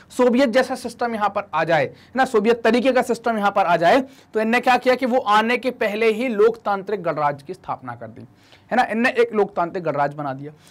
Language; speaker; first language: Hindi; native; Hindi